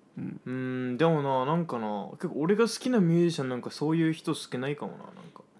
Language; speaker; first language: Japanese; native; Japanese